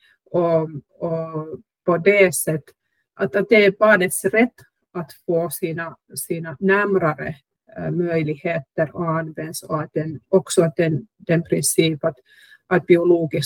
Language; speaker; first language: Swedish; non-native, local second language; Finnish